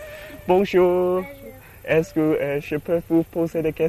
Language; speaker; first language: French; non-native, learner; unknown